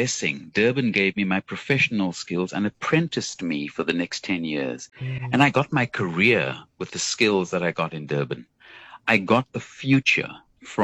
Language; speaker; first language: English; native; English